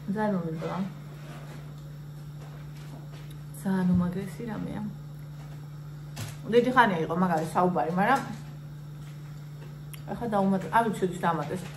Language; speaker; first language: Georgian; native; Georgian